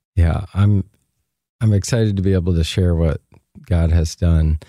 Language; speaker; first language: English; native; English